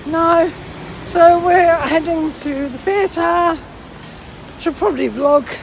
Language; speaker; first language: English; native; English